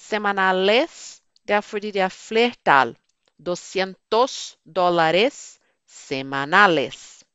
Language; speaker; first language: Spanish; non-native, fluent; Portuguese